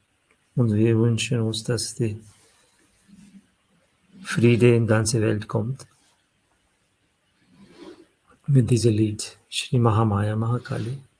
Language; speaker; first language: German; non-native, fluent; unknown